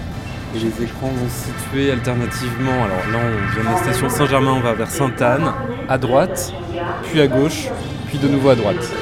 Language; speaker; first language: French; native; French